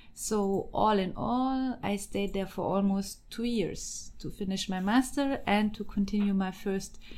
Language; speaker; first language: English; non-native, fluent; German